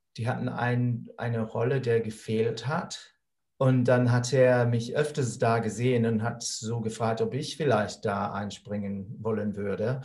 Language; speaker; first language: German; non-native, fluent; English